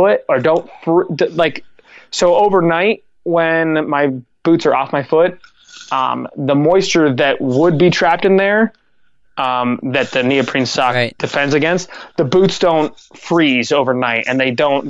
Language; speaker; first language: English; native; English